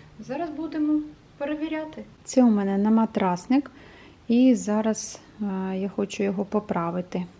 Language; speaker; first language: Ukrainian; non-native, local second language; Russian